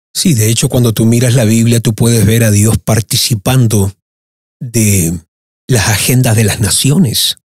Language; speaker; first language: Spanish; early bilingual, heritage; Spanish